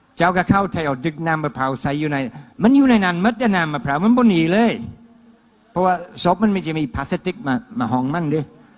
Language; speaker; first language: Thai; non-native, fluent; English